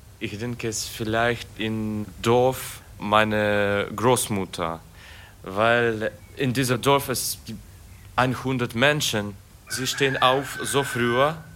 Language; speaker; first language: German; non-native, learner; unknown